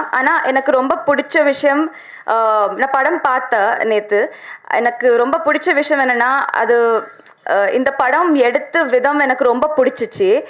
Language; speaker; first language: Tamil; non-native, learner; Telugu